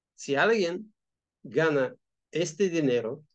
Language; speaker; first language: Spanish; non-native, fluent; Bulgarian